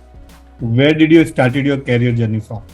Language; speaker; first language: English; non-native, local second language; Hindi